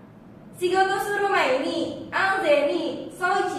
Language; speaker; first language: Japanese; non-native, learner; Indonesian